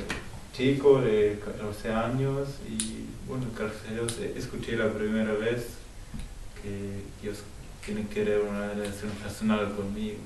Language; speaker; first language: Spanish; non-native, fluent; German